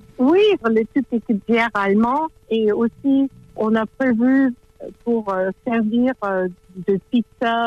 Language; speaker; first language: French; non-native, fluent; German